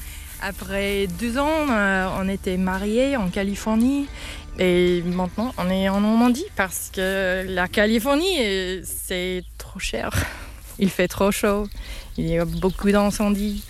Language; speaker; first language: French; non-native, learner; English